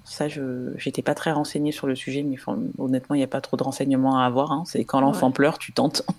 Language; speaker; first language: French; native; French